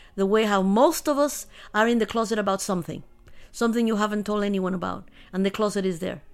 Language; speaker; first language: English; early bilingual, other home language; Spanish